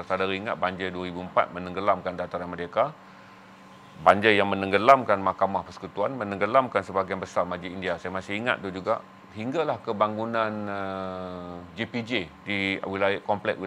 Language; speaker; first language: Malay; native; Malay